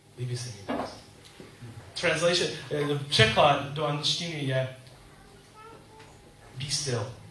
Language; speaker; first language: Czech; non-native, learner; English